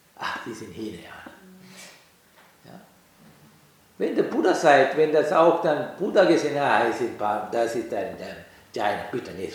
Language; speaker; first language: German; non-native, learner; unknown